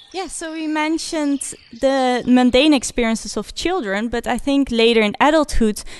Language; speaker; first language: English; non-native, fluent; Dutch